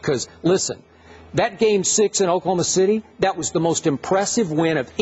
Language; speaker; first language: English; native; English